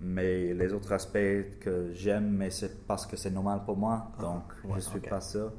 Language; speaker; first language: French; non-native, learner; English